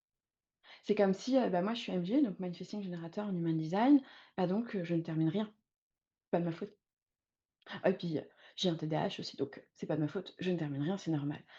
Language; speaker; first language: French; native; French